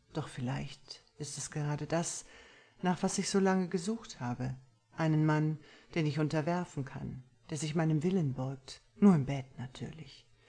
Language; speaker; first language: German; native; German